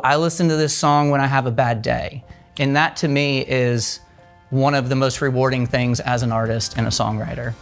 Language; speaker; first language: English; native; English